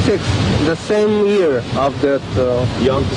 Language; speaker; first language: English; non-native, learner; Japanese